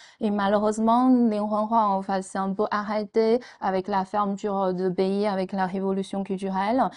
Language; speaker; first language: French; non-native, fluent; Chinese